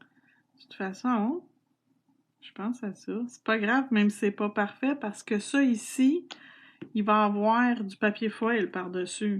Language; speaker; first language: French; native; French